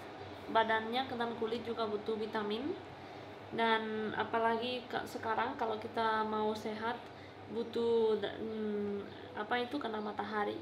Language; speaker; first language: Indonesian; non-native, fluent; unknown